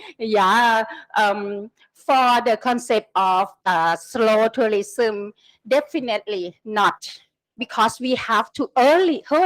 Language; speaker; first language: English; non-native, learner; Thai